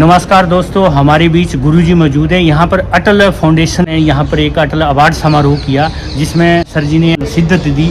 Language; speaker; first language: Hindi; native; Hindi